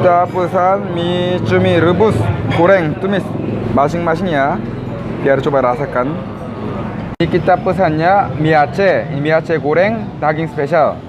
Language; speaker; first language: Indonesian; non-native, fluent; Korean